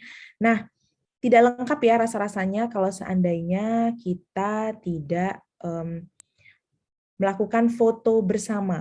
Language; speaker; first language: Indonesian; native; Indonesian